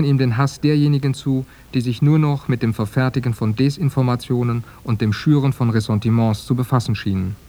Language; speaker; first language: German; native; German